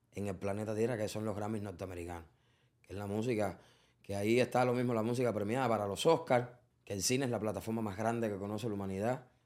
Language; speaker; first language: Spanish; native; Spanish